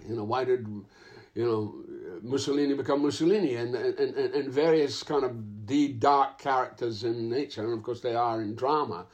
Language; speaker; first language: English; native; English